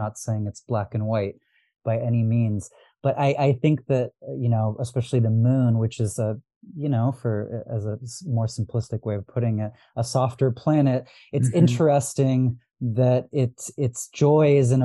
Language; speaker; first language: English; early bilingual, other home language; Arabic